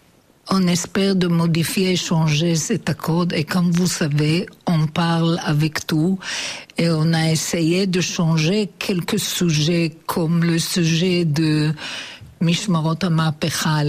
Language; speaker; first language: French; non-native, learner; Hebrew